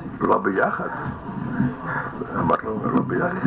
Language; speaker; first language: Hebrew; non-native, fluent; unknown